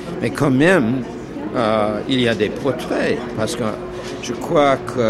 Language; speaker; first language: French; non-native, fluent; English